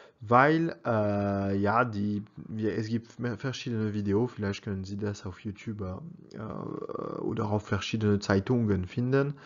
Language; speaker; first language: German; non-native, learner; French